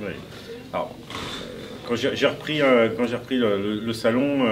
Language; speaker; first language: French; native; French